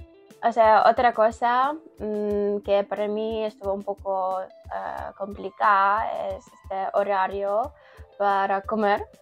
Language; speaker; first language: Spanish; non-native, learner; Ukrainian